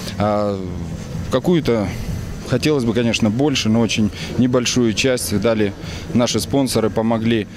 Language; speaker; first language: Russian; native; Russian